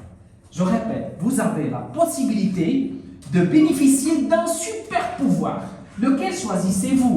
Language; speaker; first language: French; non-native, local second language; Arabic